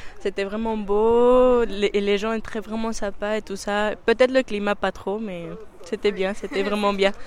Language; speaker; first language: French; non-native, fluent; Spanish